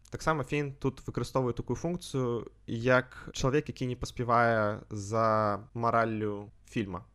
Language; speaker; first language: Belarusian; non-native, local second language; Russian